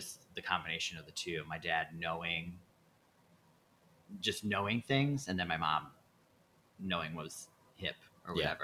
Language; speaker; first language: English; native; English